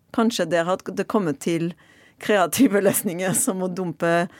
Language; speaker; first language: Norwegian; non-native, fluent; French